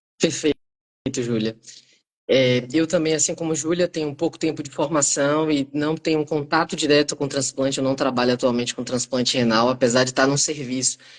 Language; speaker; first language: Portuguese; native; Portuguese